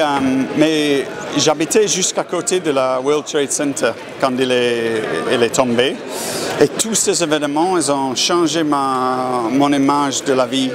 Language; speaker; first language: French; non-native, fluent; English